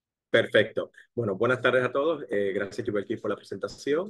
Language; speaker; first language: Spanish; native; Spanish